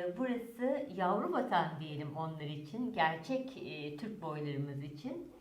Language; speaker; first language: Turkish; native; Turkish